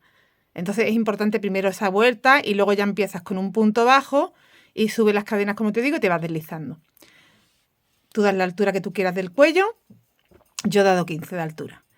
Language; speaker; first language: Spanish; native; Spanish